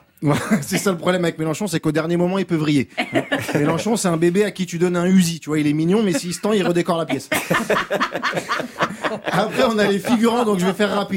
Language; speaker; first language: French; native; French